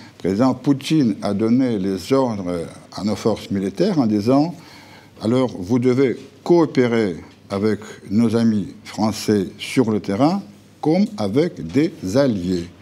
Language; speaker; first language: French; non-native, fluent; Russian